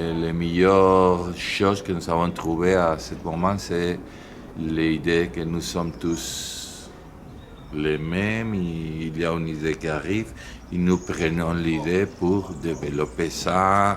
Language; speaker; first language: French; non-native, fluent; Spanish